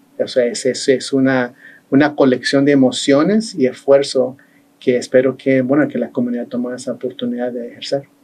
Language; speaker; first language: Spanish; early bilingual, heritage; Spanish